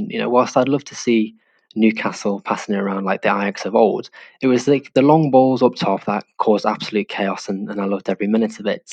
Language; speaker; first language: English; native; English